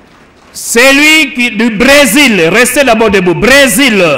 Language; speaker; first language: French; non-native, local second language; Lingala